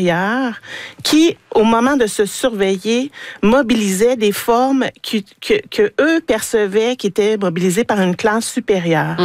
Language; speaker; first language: French; native; French